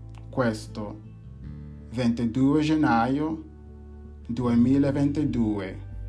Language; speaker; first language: Italian; non-native, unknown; English